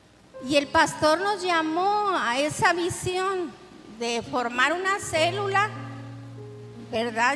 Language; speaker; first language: Spanish; native; Spanish